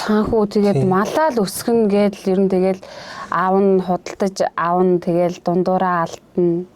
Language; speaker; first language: Mongolian; native; Mongolian